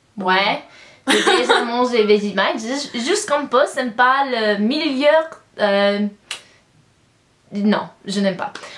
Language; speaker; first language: French; non-native, learner; English